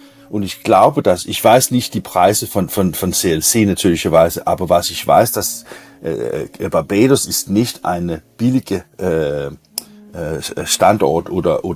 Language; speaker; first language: German; non-native, learner; Danish